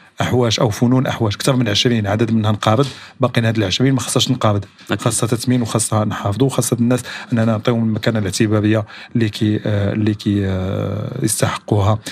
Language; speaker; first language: Arabic; native; Arabic